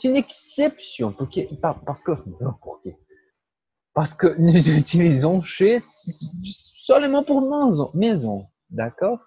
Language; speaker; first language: French; non-native, fluent; Portuguese